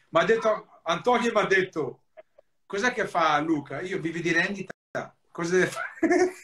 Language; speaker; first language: Italian; early bilingual, heritage; Italian